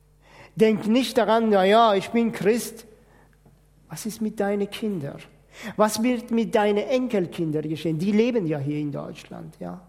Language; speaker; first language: German; non-native, fluent; Persian